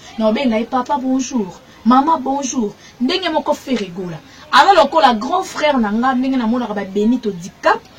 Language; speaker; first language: Lingala; native; Lingala